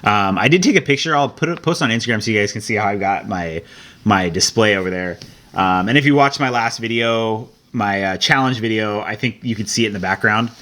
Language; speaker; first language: English; native; English